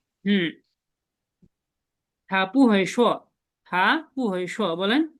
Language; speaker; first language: Chinese; non-native, learner; Bangla